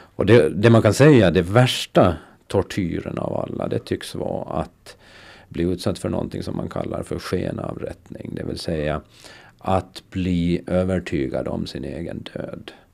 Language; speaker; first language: Swedish; native; Swedish